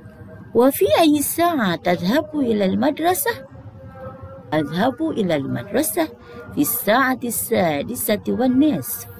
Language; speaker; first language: Arabic; non-native, fluent; Indonesian